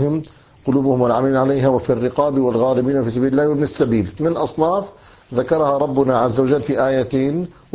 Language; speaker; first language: Arabic; native; Arabic